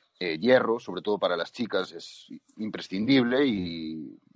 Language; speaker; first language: Spanish; native; Spanish